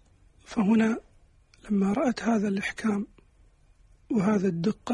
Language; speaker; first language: Arabic; native; Arabic